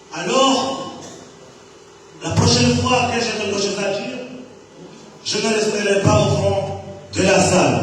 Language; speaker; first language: French; non-native, local second language; Comorian